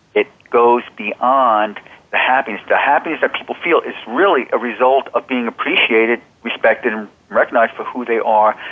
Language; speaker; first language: English; native; English